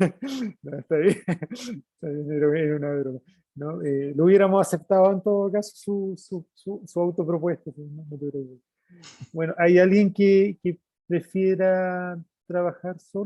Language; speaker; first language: Spanish; native; Spanish